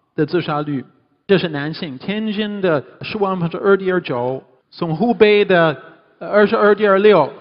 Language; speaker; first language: Chinese; non-native, fluent; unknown